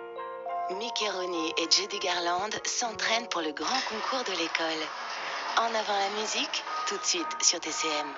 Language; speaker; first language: French; native; French